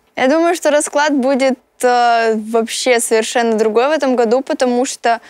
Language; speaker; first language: Russian; native; Russian